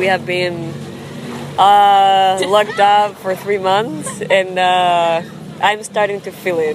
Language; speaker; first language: English; non-native, fluent; Spanish